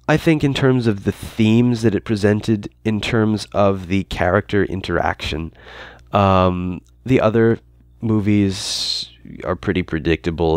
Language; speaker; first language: English; native; English